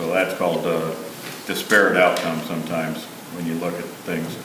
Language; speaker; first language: English; native; English